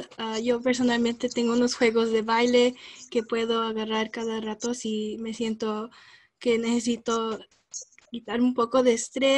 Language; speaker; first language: Spanish; early bilingual, other home language; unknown